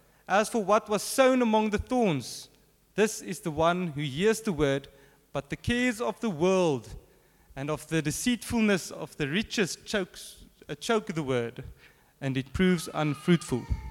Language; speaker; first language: English; non-native, local second language; Afrikaans